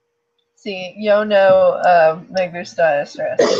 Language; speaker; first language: Spanish; non-native, learner; English